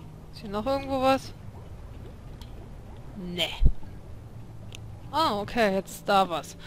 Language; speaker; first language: German; native; German